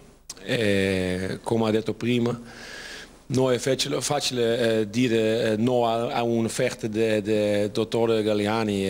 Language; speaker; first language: Italian; non-native, learner; Dutch